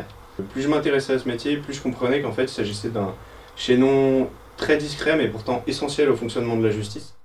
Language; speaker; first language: French; native; French